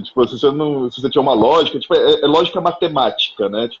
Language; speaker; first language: Portuguese; native; Portuguese